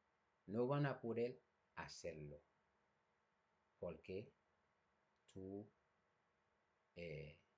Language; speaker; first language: Spanish; non-native, fluent; Haitian Creole